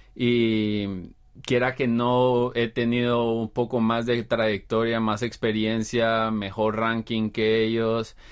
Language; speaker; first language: Spanish; native; Spanish